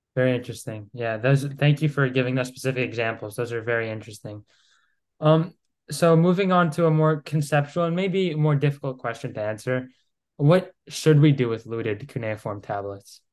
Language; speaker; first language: English; non-native, fluent; Greek